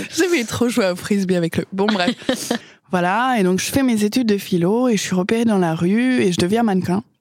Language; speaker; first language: French; non-native, fluent; English